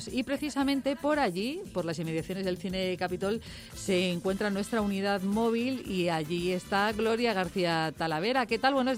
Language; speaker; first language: Spanish; native; Spanish